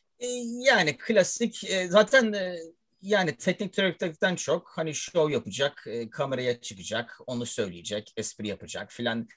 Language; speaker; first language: Turkish; early bilingual, heritage; Turkish